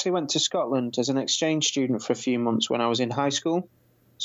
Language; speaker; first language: English; non-native, fluent; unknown